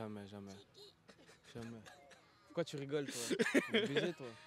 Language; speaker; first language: French; native; French